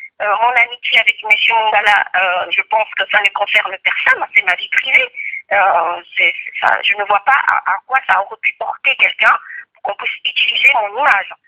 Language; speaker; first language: French; non-native, local second language; Kongo